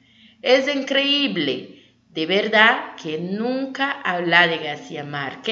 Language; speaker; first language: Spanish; non-native, learner; Portuguese